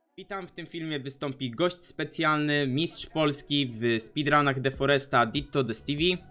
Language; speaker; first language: Polish; native; Polish